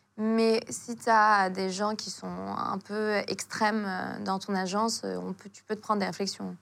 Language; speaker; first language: French; non-native, local second language; Arabic